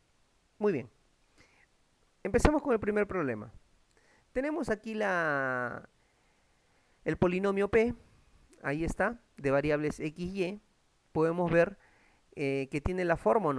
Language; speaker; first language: Spanish; native; Spanish